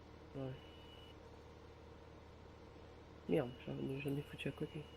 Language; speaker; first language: French; native; French